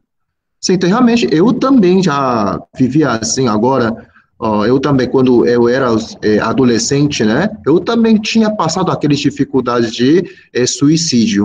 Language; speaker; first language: Portuguese; non-native, fluent; Korean